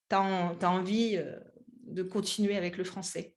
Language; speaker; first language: French; native; French